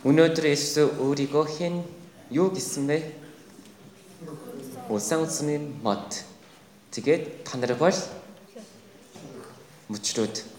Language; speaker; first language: Mongolian; non-native, fluent; Korean